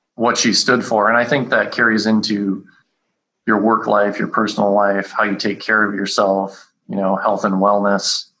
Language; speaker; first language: English; native; English